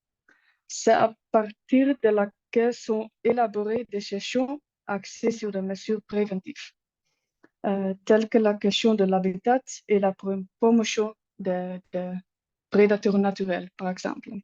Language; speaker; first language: French; non-native, learner; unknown